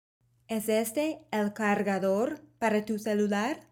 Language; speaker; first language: Spanish; non-native, fluent; English